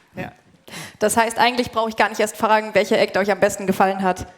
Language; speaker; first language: German; native; German